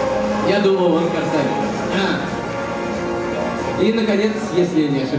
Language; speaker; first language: Russian; native; Russian